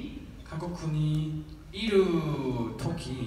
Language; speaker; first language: Japanese; non-native, learner; Korean